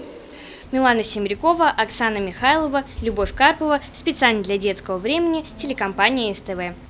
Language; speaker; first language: Russian; native; Russian